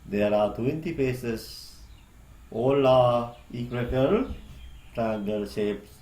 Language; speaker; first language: English; non-native, local second language; Sinhala